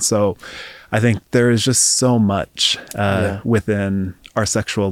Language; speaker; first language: English; native; English